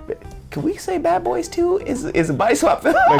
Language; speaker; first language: English; native; English